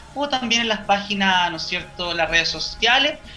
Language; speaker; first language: Spanish; native; Spanish